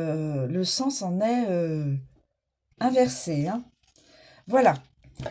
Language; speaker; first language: French; native; French